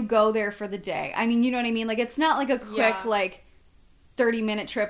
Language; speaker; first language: English; native; English